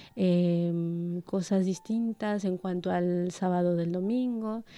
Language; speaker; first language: Spanish; native; Spanish